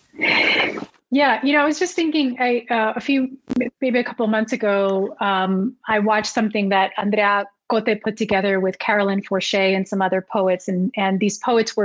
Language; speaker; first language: English; early bilingual, other home language; Spanish